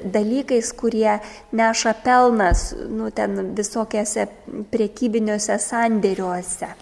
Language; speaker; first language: Lithuanian; native; Lithuanian